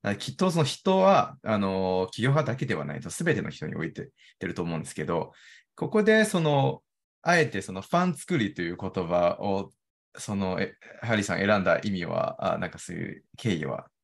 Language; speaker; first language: Japanese; non-native, fluent; Chinese